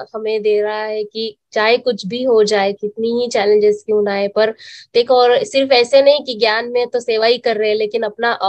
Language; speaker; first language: Hindi; non-native, local second language; Marathi